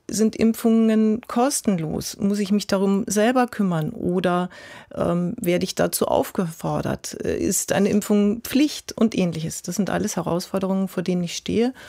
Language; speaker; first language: German; native; German